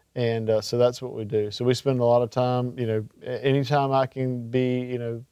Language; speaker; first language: English; native; English